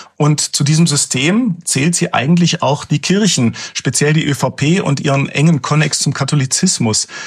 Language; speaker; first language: German; native; German